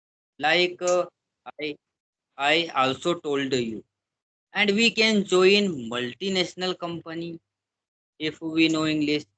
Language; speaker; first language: English; non-native, learner; Hindi